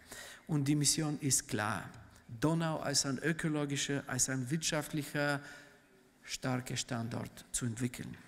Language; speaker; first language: German; non-native, fluent; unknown